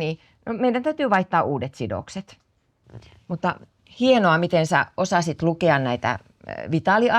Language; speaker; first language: Finnish; native; Finnish